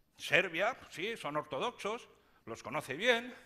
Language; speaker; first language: Spanish; native; Spanish